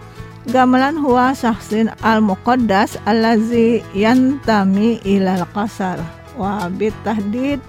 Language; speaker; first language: Arabic; non-native, fluent; Indonesian